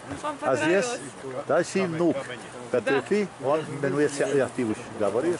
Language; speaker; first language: Russian; non-native, learner; Hungarian